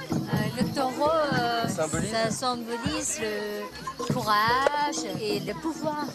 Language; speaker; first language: French; non-native, fluent; Indonesian